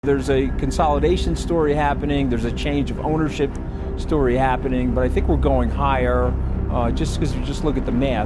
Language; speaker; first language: English; native; English